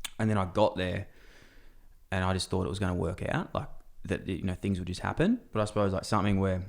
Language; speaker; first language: English; native; English